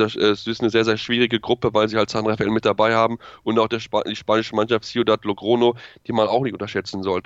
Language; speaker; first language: German; native; German